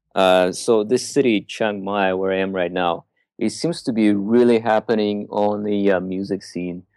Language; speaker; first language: English; early bilingual, other home language; Russian